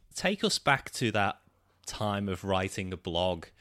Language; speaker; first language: English; native; English